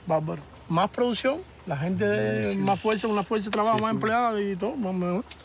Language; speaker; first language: Spanish; native; Spanish